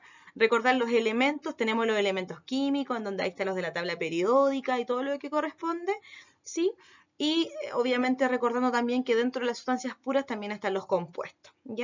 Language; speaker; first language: Spanish; native; Spanish